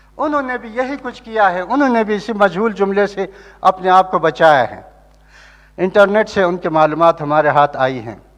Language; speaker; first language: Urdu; non-native, local second language; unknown